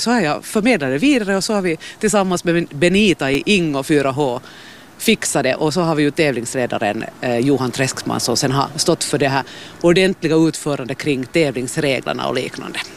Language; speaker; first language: Swedish; native; Swedish